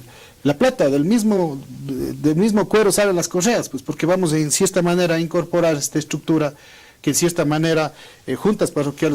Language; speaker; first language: Spanish; native; Spanish